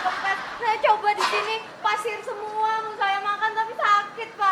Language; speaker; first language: Indonesian; native; Indonesian